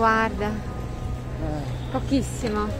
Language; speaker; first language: Italian; non-native, learner; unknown